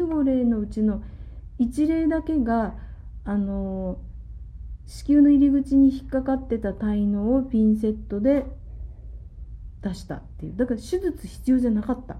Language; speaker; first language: Japanese; native; Japanese